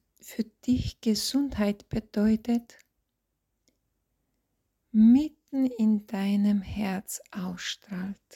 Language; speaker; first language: German; non-native, fluent; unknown